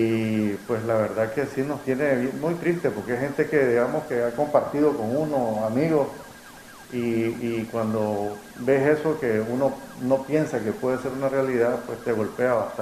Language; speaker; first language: Spanish; native; Spanish